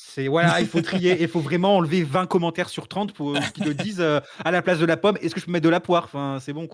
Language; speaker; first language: French; native; French